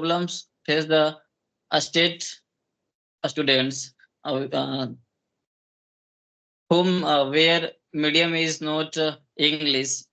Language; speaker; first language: English; non-native, local second language; Hindi